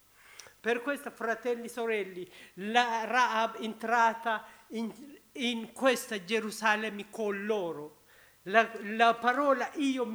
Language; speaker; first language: Italian; non-native, learner; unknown